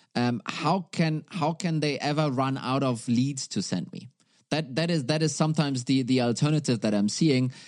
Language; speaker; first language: English; non-native, fluent; German